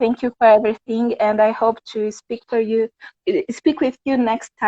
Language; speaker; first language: English; non-native, fluent; Portuguese